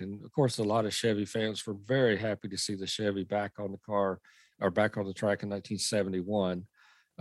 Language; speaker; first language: English; native; English